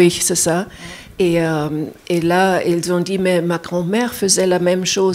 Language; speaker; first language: French; non-native, fluent; German